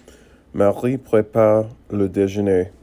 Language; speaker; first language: French; non-native, learner; English